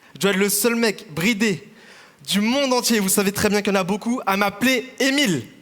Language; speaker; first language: French; early bilingual, other home language; Vietnamese